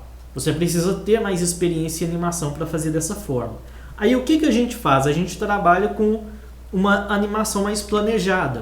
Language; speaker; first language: Portuguese; native; Portuguese